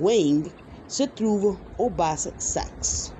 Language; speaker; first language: French; non-native, learner; Spanish